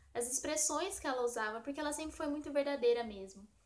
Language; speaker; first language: Portuguese; native; Portuguese